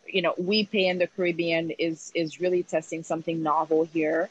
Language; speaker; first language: English; early bilingual, other home language; Haitian Creole